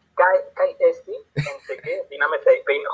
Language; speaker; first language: Greek; non-native, learner; Spanish